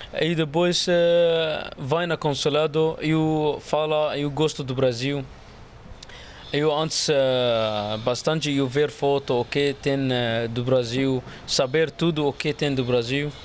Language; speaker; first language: Portuguese; non-native, learner; Arabic